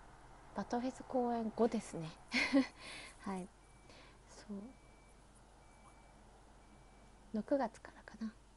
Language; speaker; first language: Japanese; native; Japanese